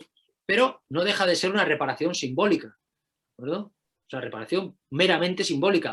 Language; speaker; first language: Spanish; native; Spanish